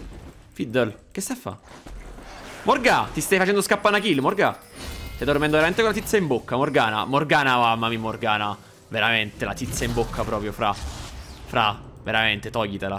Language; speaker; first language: Italian; native; Italian